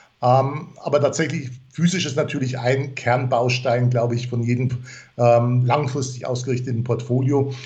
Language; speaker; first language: German; non-native, fluent; English